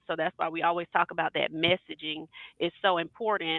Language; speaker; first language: English; native; English